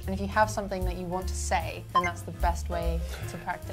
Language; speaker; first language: English; native; English